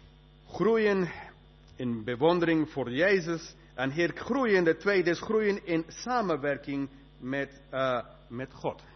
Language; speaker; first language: Dutch; non-native, fluent; English